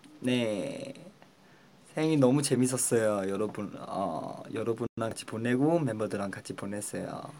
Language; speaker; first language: Korean; non-native, fluent; Chinese